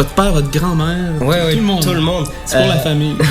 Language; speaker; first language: French; native; French